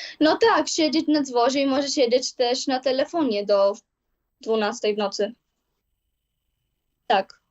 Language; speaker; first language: Polish; early bilingual, heritage; Polish